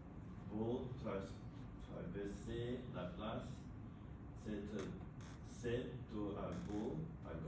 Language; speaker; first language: French; non-native, learner; English